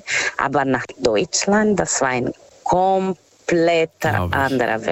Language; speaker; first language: German; non-native, fluent; Portuguese